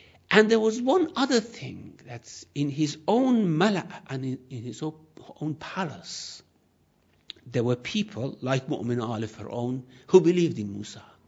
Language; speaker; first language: English; non-native, fluent; Persian